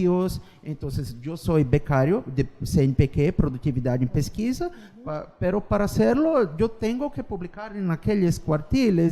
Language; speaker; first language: Spanish; non-native, fluent; Portuguese